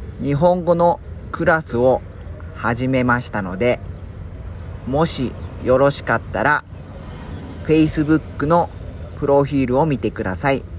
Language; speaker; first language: Japanese; non-native, fluent; Spanish